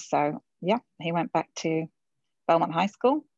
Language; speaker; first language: English; native; English